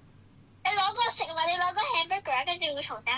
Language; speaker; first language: Chinese; native; Chinese